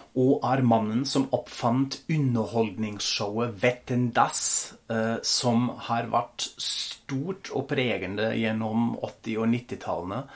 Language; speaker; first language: Norwegian; non-native, fluent; German